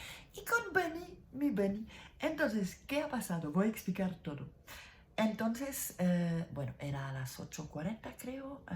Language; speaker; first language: Spanish; non-native, learner; French